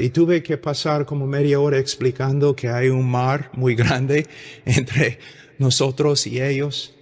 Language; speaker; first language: Spanish; non-native, fluent; English